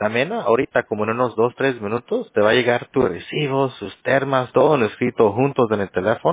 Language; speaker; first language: Spanish; early bilingual, heritage; Spanish